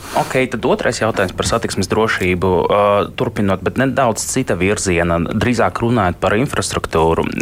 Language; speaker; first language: Latvian; native; Latvian